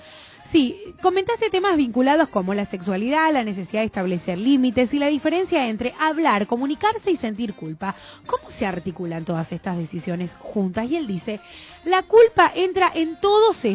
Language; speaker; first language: Spanish; native; Spanish